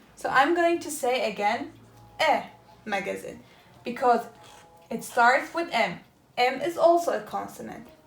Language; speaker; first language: English; non-native, fluent; Turkish